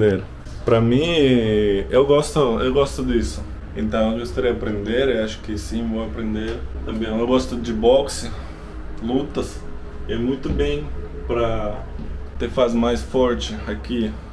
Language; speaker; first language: Portuguese; non-native, learner; Russian